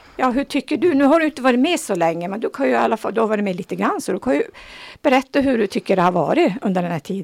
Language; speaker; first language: Swedish; native; Swedish